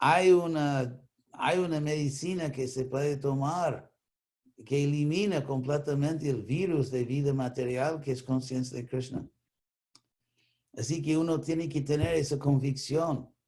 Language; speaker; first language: Spanish; non-native, fluent; English